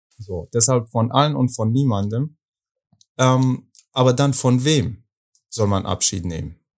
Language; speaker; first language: German; non-native, fluent; Persian